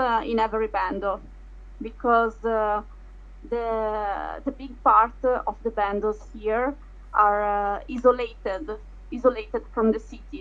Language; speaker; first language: English; non-native, fluent; Italian